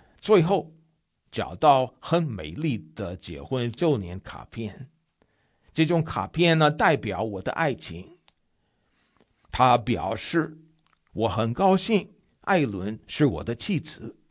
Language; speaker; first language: Chinese; non-native, fluent; English